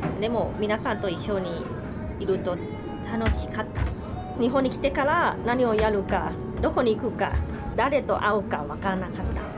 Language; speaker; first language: Japanese; non-native, learner; Thai